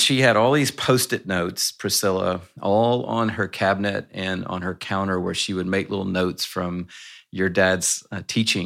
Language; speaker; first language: English; native; English